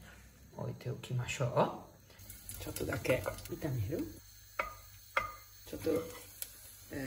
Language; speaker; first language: Japanese; non-native, learner; Italian